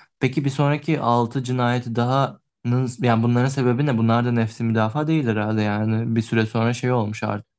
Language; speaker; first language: Turkish; native; Turkish